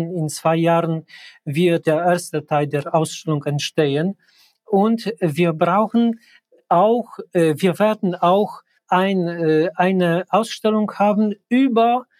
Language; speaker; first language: German; non-native, fluent; Polish